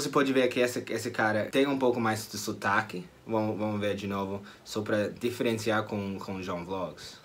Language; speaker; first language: Portuguese; non-native, fluent; English